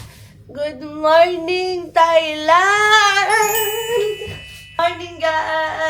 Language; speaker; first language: English; non-native, local second language; Filipino